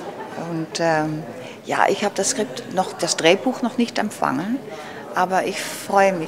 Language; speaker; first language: German; non-native, learner; Dutch